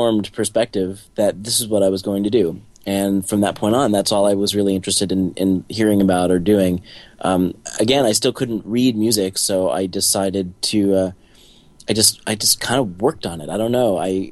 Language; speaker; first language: English; native; English